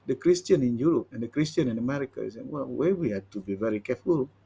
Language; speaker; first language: English; non-native, local second language; Malay